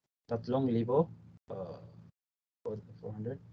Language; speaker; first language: Filipino; non-native, learner; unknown